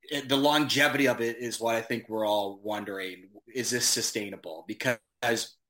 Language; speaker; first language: English; native; English